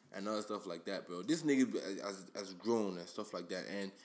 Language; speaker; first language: English; non-native, local second language; Yoruba